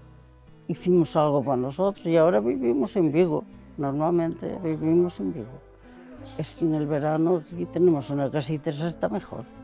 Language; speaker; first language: Spanish; non-native, local second language; Galician